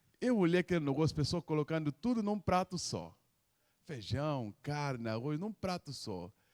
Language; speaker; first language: Portuguese; non-native, local second language; Upper Guinea Crioulo